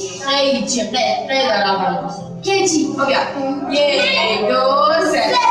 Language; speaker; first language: Persian; native; Persian